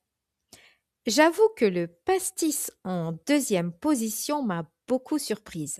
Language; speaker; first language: French; native; French